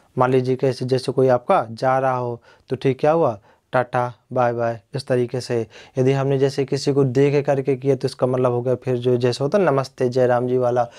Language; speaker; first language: Hindi; native; Hindi